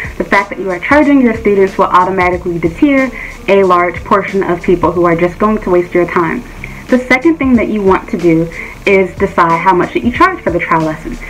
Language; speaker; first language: English; native; English